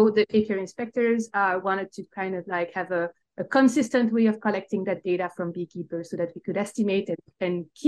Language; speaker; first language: English; non-native, fluent; French